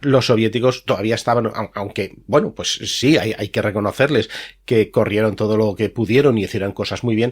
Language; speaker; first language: Spanish; native; Spanish